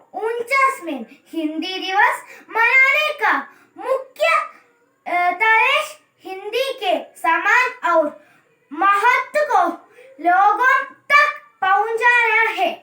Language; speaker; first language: Hindi; non-native, local second language; Malayalam